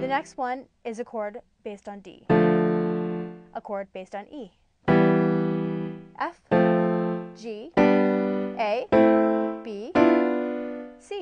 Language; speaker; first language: English; native; English